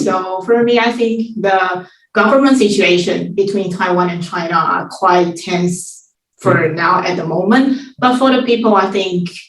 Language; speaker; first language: English; non-native, fluent; Chinese